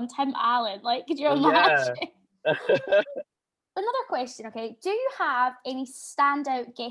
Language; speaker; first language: English; native; English